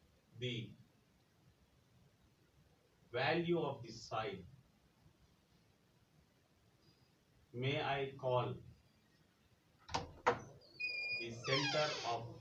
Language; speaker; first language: English; non-native, local second language; Telugu